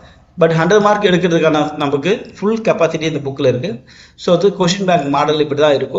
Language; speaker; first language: Tamil; native; Tamil